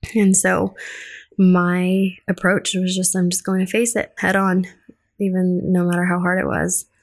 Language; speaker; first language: English; early bilingual, other home language; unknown